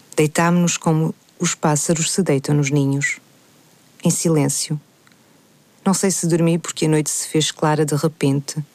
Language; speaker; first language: Portuguese; native; Portuguese